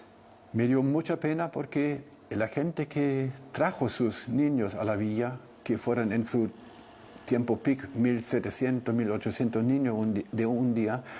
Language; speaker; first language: Spanish; non-native, local second language; German